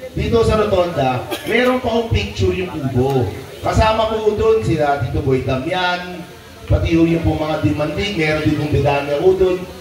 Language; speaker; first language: Filipino; native; Filipino